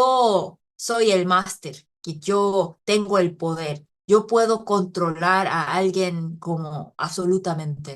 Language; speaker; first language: Spanish; non-native, fluent; Korean